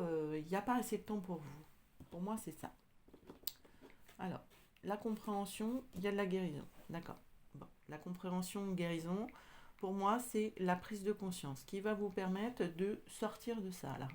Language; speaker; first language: French; native; French